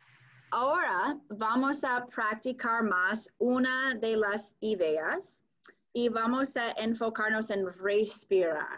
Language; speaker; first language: Spanish; non-native, fluent; English